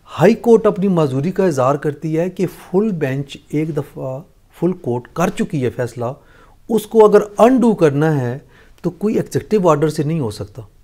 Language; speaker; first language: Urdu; non-native, local second language; Punjabi